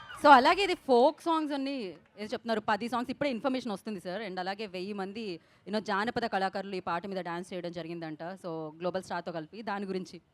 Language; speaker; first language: Telugu; native; Telugu